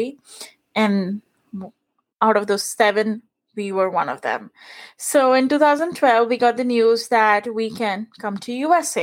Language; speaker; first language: English; non-native, local second language; Punjabi